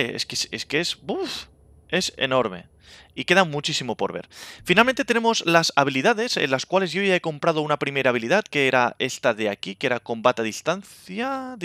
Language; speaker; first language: Spanish; native; Spanish